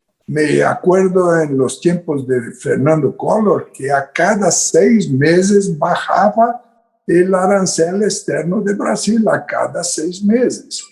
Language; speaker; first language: Spanish; non-native, fluent; Portuguese